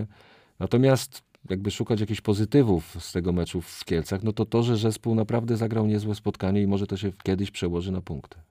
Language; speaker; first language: Polish; native; Polish